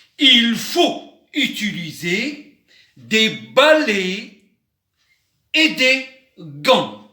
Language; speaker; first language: French; non-native, local second language; Arabic